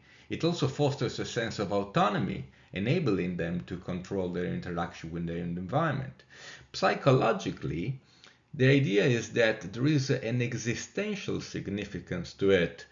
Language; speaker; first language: English; non-native, fluent; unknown